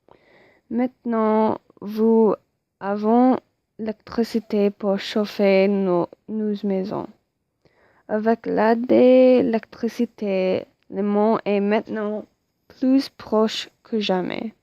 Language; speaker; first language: French; non-native, learner; English